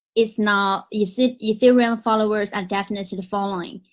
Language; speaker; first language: English; non-native, fluent; Chinese